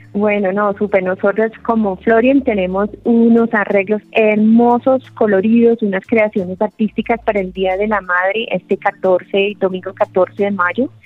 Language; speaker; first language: Spanish; non-native, fluent; English